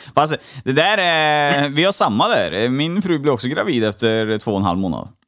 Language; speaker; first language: Swedish; native; Swedish